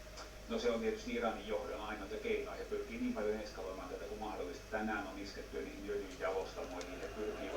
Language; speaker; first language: Finnish; native; Finnish